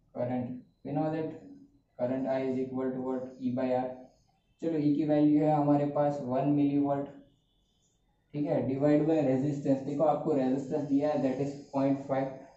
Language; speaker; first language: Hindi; non-native, local second language; Gujarati